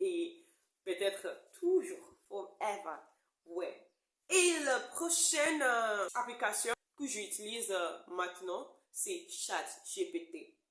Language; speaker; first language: French; non-native, learner; English